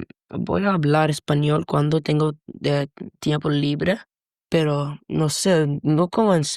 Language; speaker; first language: Spanish; non-native, learner; Dutch